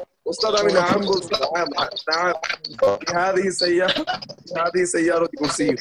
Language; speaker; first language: Arabic; non-native, learner; Bangla